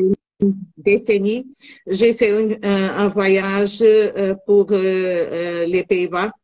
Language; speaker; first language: French; non-native, learner; Portuguese